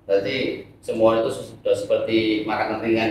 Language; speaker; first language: Indonesian; native; Indonesian